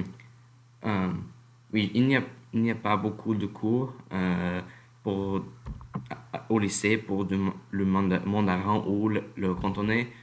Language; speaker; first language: French; non-native, learner; English